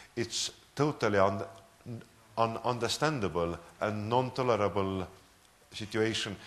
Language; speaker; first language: English; non-native, fluent; Estonian